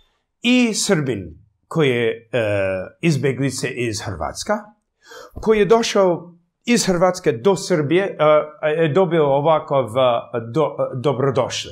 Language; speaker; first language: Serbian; early bilingual, heritage; English